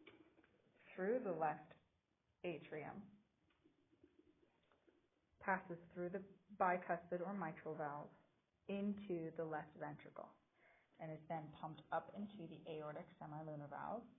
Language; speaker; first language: English; native; English